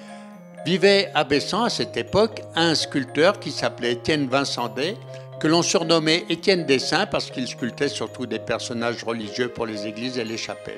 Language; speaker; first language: French; native; French